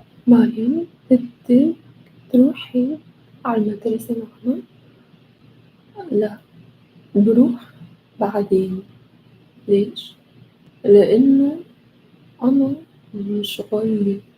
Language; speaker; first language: Arabic; non-native, learner; English